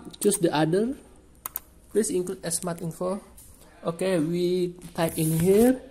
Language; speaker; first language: English; non-native, learner; Indonesian